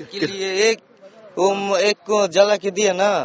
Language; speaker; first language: Hindi; non-native, learner; Bangla